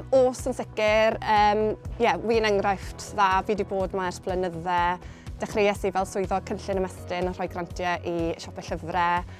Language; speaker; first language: Welsh; native; Welsh